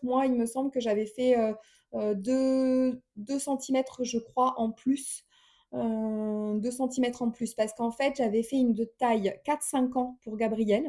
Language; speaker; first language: French; native; French